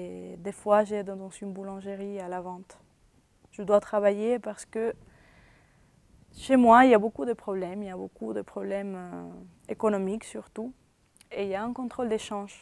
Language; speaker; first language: French; early bilingual, other home language; Spanish